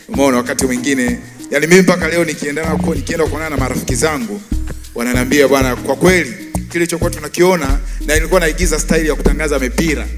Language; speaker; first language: Swahili; native; Swahili